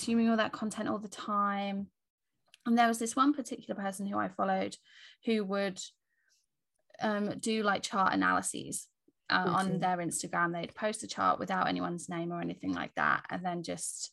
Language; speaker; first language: English; native; English